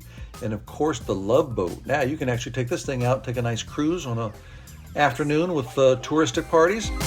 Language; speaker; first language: English; native; English